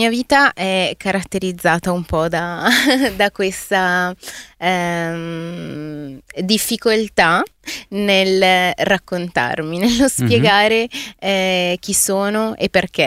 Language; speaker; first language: Italian; early bilingual, other home language; Spanish